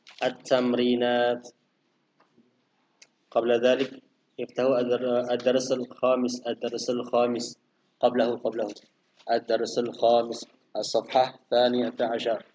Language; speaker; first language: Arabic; non-native, fluent; Indonesian